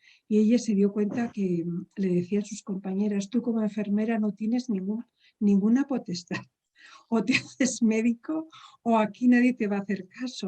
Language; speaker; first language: Spanish; native; Spanish